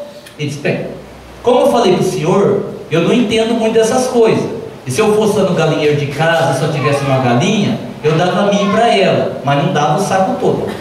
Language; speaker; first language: Portuguese; native; Portuguese